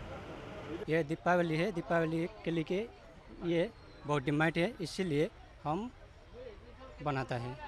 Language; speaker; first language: Hindi; non-native, local second language; Odia